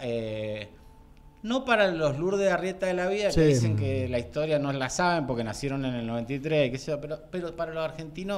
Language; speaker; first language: Spanish; native; Spanish